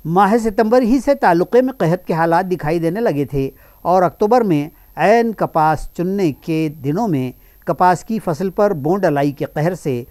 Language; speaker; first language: Hindi; non-native, local second language; Urdu